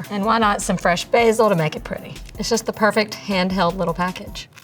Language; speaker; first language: English; native; English